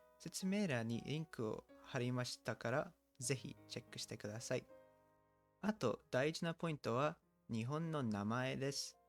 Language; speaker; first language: Japanese; non-native, learner; English